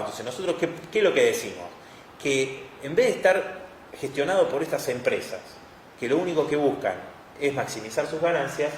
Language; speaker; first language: Spanish; native; Spanish